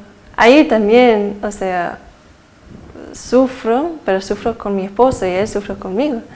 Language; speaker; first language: Spanish; early bilingual, heritage; Spanish